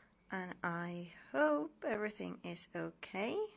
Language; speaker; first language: English; non-native, fluent; Finnish